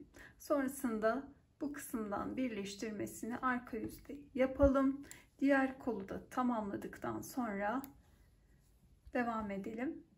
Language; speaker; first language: Turkish; native; Turkish